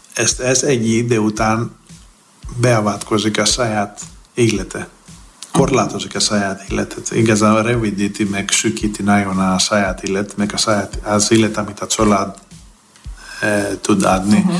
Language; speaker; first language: Hungarian; non-native, fluent; Greek